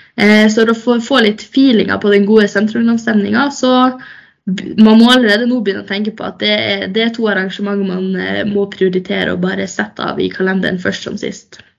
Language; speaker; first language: Norwegian; native; Norwegian